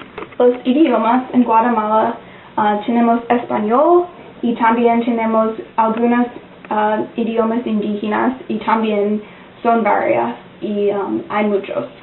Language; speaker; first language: Spanish; non-native, learner; English